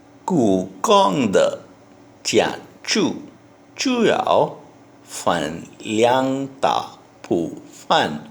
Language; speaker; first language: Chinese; non-native, learner; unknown